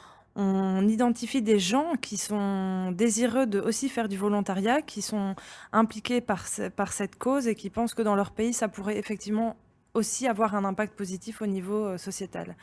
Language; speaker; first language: French; native; French